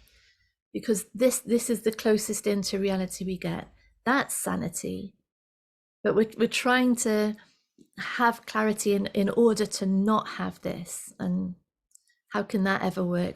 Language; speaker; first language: English; native; English